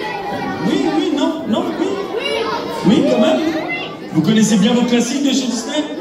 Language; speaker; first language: French; native; French